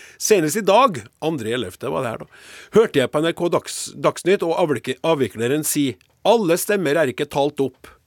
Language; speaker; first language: Norwegian; native; Norwegian